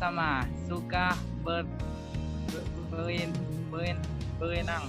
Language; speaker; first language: Indonesian; non-native, learner; Thai